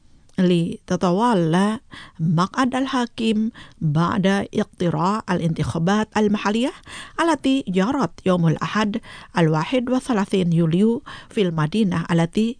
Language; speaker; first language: Arabic; non-native, fluent; Indonesian